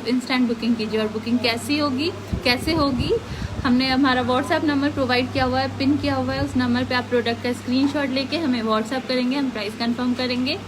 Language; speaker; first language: Hindi; non-native, local second language; Telugu